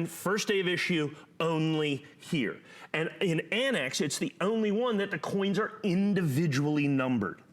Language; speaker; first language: English; native; English